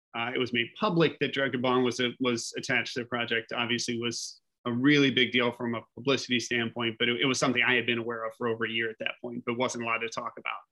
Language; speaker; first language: English; native; English